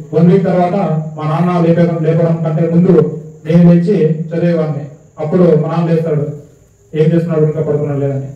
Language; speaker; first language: Telugu; non-native, local second language; Urdu